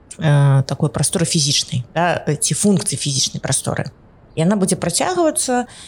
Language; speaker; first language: Belarusian; non-native, local second language; Russian